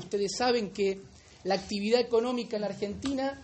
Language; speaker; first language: Spanish; native; Spanish